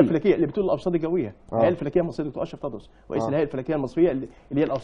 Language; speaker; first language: Arabic; native; Arabic